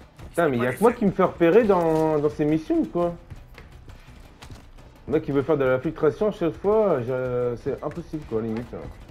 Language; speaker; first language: French; native; French